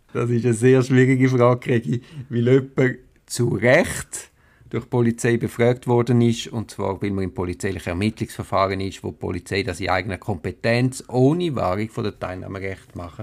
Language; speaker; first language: German; native; German